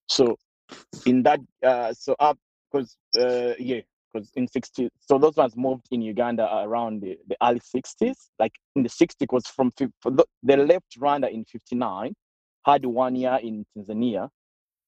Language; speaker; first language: English; non-native, local second language; Ganda